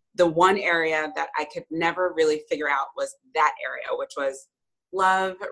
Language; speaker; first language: English; native; English